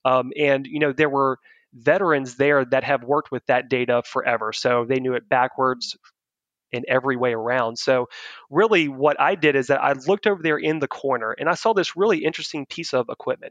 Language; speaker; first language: English; native; English